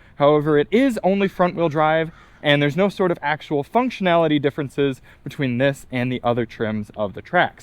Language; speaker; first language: English; native; English